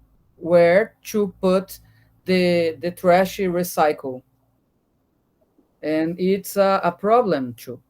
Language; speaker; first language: English; non-native, learner; Portuguese